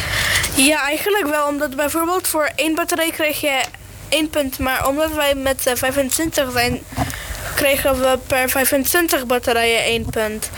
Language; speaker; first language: Dutch; early bilingual, other home language; Polish